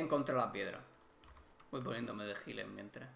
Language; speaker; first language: Spanish; native; Spanish